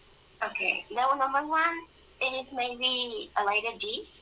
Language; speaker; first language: English; non-native, learner; Spanish